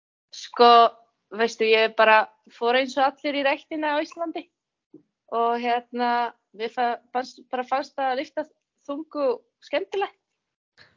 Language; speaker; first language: Icelandic; non-native, fluent; Czech